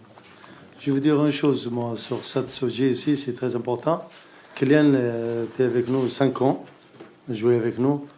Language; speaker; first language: French; non-native, learner; Arabic